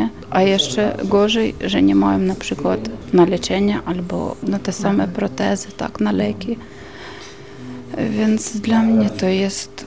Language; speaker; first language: Polish; non-native, fluent; Ukrainian